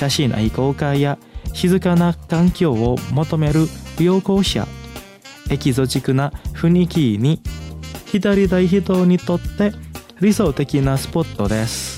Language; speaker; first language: Japanese; non-native, fluent; Indonesian